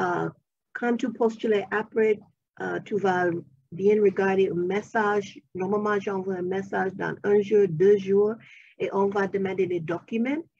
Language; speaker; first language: French; non-native, fluent; English